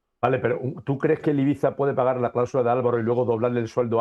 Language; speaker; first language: Spanish; native; Spanish